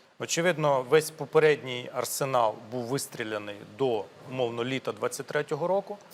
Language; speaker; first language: Ukrainian; non-native, local second language; Russian